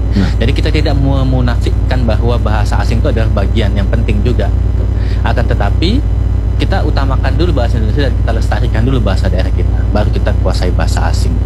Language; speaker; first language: Indonesian; non-native, local second language; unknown